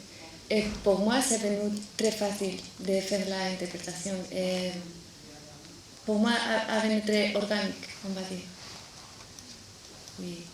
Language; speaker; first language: French; non-native, learner; Spanish